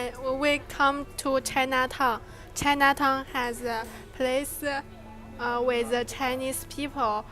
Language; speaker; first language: English; non-native, learner; Chinese